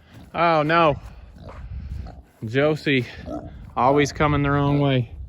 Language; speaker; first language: English; native; English